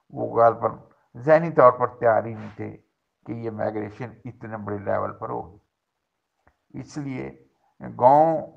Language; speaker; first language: Urdu; non-native, local second language; Haryanvi